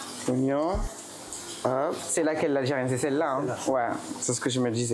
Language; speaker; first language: French; native; French